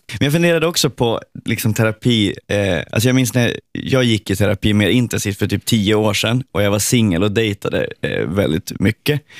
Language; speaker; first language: Swedish; native; Swedish